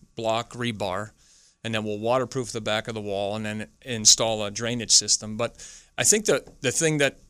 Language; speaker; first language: English; native; English